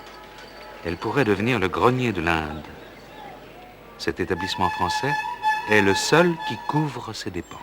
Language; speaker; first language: French; native; French